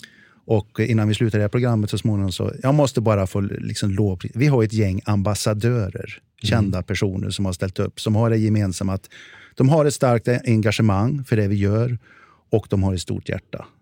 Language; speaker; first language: Swedish; native; Swedish